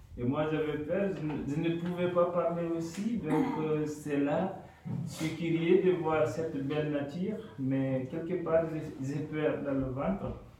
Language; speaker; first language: French; non-native, local second language; Fula